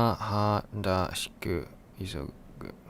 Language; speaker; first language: Japanese; non-native, learner; English